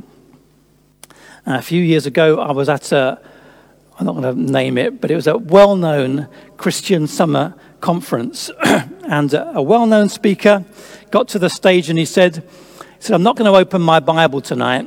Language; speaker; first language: English; native; English